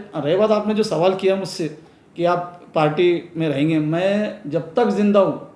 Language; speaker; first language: Hindi; non-native, local second language; Urdu